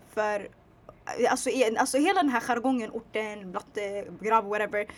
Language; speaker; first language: Swedish; early bilingual, other home language; Tigrinya